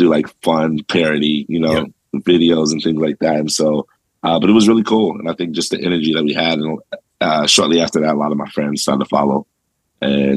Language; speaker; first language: English; native; English